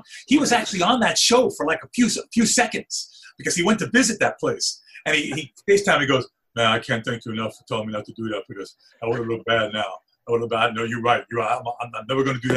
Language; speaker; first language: English; early bilingual, other home language; Spanish